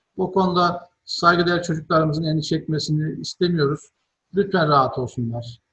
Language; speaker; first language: Turkish; native; Turkish